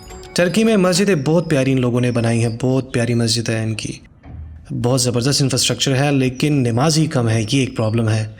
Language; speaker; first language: Urdu; non-native, local second language; Pashto